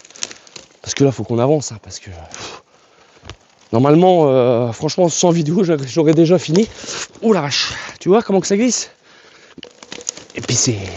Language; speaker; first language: French; native; French